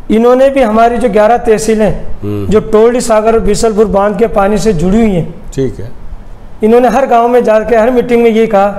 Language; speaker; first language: Hindi; native; Hindi